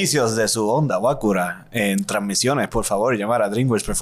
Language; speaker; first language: Spanish; native; Spanish